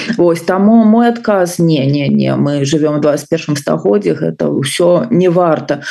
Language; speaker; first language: Belarusian; non-native, local second language; Russian